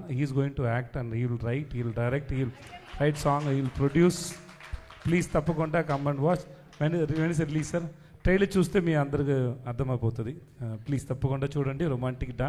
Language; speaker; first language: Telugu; non-native, learner; Tamil